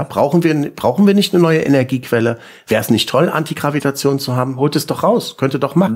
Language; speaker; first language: German; native; German